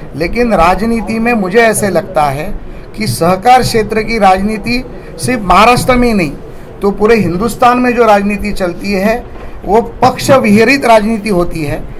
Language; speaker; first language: Hindi; non-native, local second language; Marathi